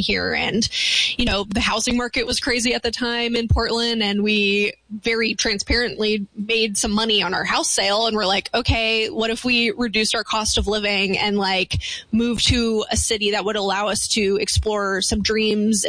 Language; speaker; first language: English; native; English